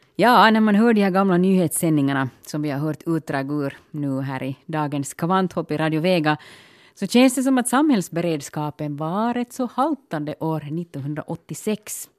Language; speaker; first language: Swedish; native; Swedish